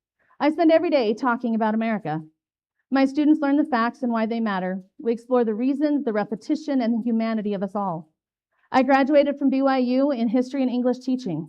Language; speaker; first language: English; native; English